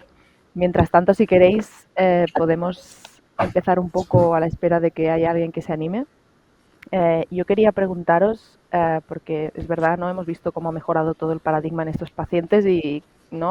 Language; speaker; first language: Spanish; native; Spanish